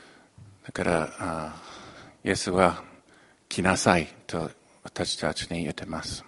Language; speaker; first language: Japanese; non-native, fluent; English